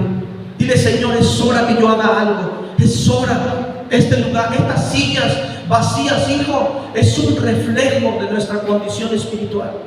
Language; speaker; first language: Spanish; native; Spanish